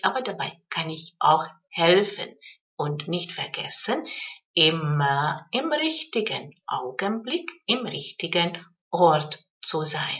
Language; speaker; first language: German; non-native, fluent; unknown